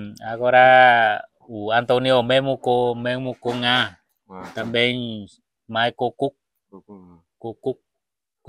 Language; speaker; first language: Portuguese; non-native, learner; Vietnamese